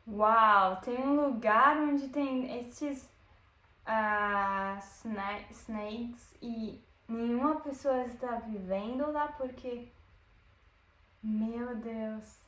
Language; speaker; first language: Portuguese; non-native, learner; German